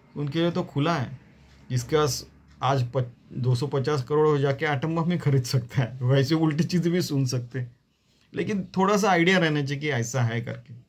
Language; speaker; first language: Hindi; non-native, local second language; Marathi